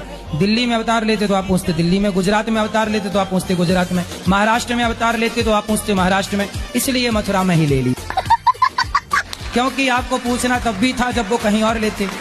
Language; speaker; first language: Hindi; native; Hindi